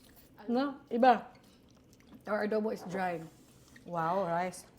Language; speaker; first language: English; non-native, local second language; Filipino